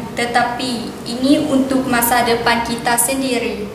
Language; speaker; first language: Indonesian; non-native, learner; Lao